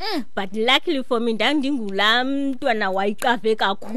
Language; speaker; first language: English; non-native, fluent; Xhosa